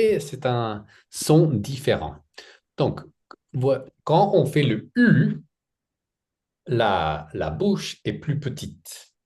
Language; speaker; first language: French; non-native, fluent; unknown